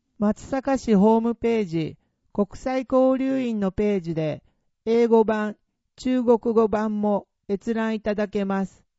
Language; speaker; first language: Japanese; non-native, fluent; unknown